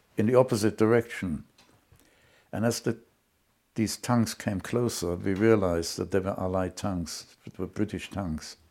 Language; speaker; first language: English; non-native, fluent; German